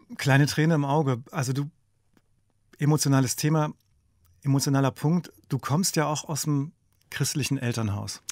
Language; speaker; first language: German; native; German